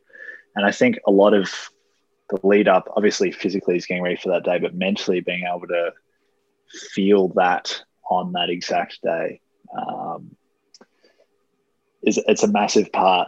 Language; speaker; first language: English; native; English